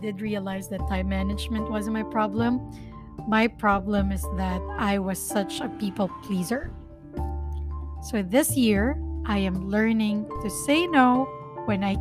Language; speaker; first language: English; non-native, local second language; Filipino